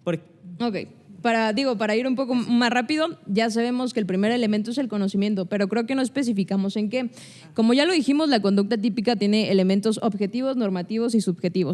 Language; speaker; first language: Spanish; native; Spanish